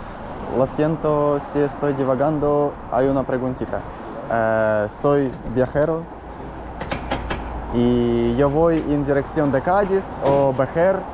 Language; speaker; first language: Spanish; non-native, learner; Russian